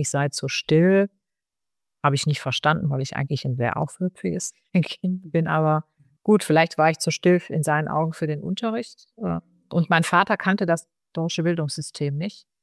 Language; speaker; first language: German; early bilingual, other home language; Arabic